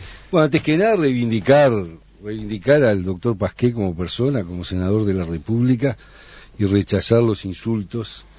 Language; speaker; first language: Spanish; native; Spanish